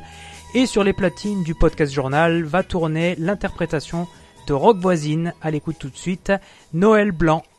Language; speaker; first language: French; native; French